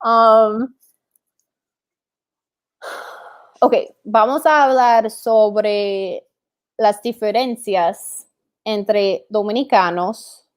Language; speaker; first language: Spanish; non-native, fluent; English